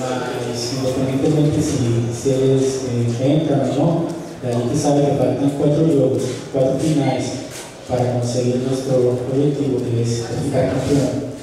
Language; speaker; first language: Portuguese; non-native, fluent; Spanish